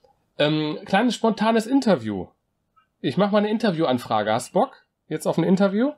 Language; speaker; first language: German; native; German